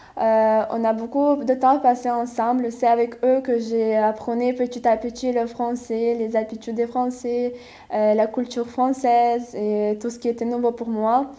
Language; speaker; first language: French; non-native, fluent; Ukrainian